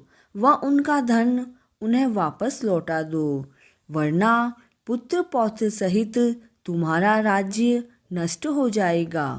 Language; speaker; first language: Hindi; native; Hindi